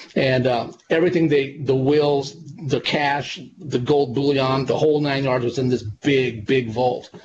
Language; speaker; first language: English; native; English